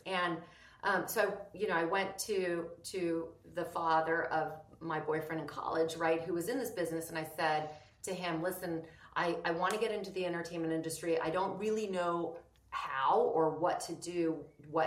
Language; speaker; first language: English; early bilingual, other home language; Greek